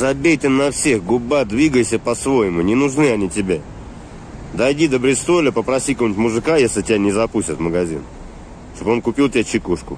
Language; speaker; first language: Russian; native; Russian